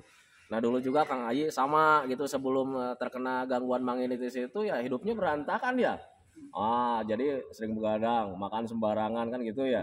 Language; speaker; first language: Indonesian; native; Indonesian